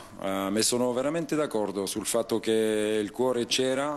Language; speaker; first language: Italian; non-native, fluent; French